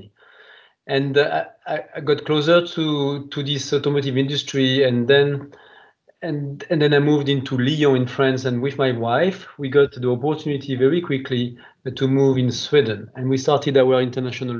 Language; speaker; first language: English; non-native, fluent; French